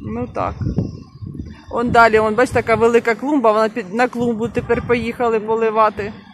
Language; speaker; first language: Ukrainian; non-native, local second language; Russian